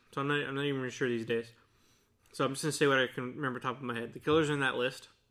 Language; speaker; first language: English; early bilingual, other home language; Spanish